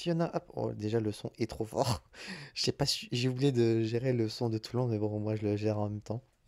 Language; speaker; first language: French; native; French